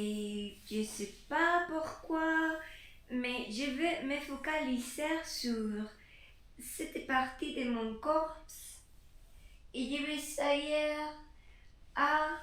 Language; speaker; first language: French; non-native, learner; Spanish